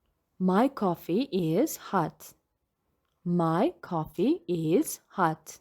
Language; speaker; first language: English; non-native, fluent; Amharic